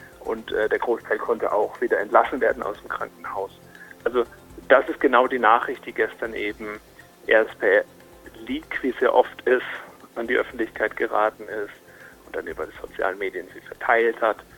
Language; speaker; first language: German; native; German